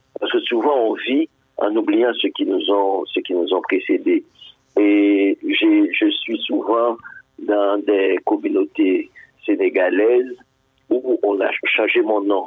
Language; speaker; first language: French; non-native, local second language; Haitian Creole